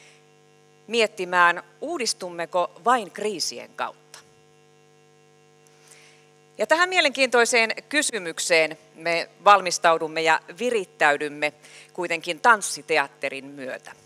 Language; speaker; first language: Finnish; native; Finnish